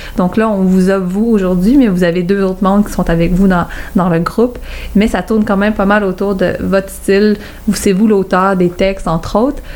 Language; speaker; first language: French; native; French